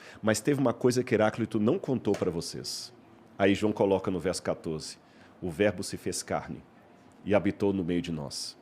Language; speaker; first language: Portuguese; native; Portuguese